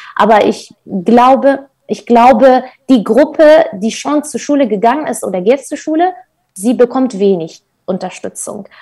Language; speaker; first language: German; non-native, fluent; Kurdish